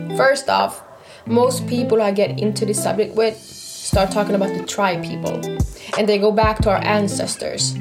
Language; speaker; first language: English; non-native, fluent; Swedish